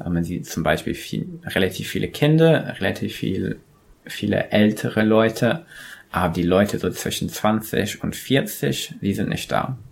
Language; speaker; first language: German; non-native, fluent; English